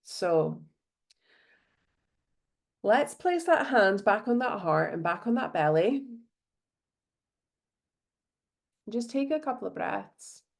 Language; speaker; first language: English; native; English